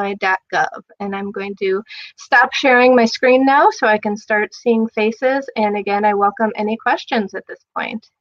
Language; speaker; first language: English; native; English